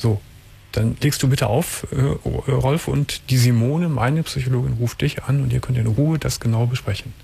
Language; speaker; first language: German; native; German